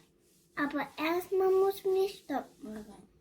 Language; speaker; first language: German; early bilingual, other home language; Mongolian